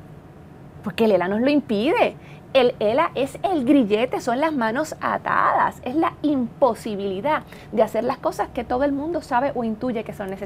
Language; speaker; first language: Spanish; native; Spanish